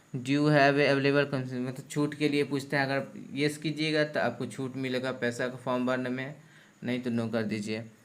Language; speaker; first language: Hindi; native; Hindi